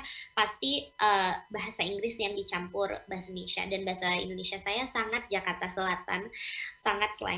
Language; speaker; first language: Indonesian; early bilingual, heritage; English